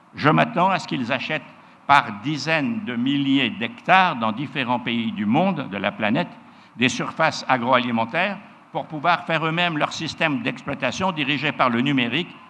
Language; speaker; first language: French; native; French